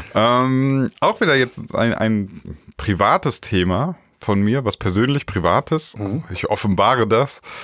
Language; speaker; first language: German; native; German